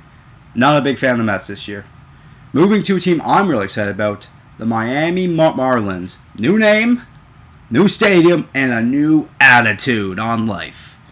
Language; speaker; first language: English; native; English